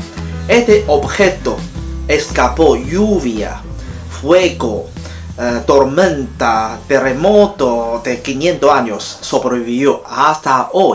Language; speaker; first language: Spanish; non-native, fluent; Chinese